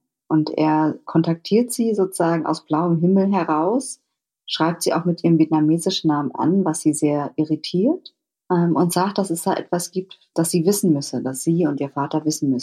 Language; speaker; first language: German; early bilingual, other home language; Vietnamese